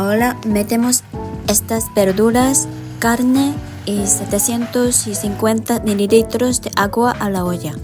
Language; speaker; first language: Spanish; non-native, fluent; Japanese